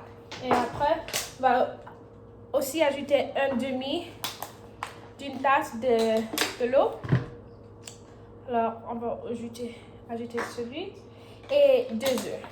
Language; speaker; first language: French; non-native, learner; English